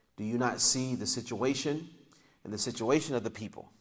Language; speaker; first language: English; native; English